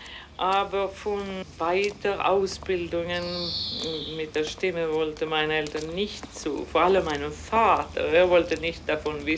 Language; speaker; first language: German; non-native, fluent; Swedish